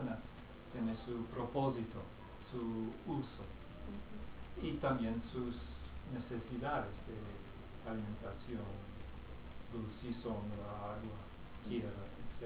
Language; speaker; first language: Spanish; non-native, fluent; English